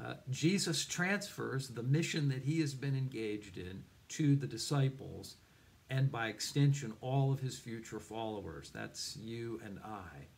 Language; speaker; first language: English; native; English